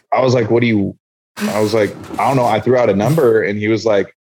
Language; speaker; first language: English; native; English